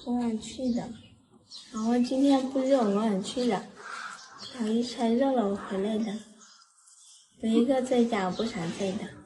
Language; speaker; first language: Chinese; non-native, learner; Lao